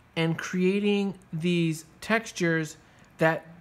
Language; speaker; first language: English; early bilingual, other home language; Spanish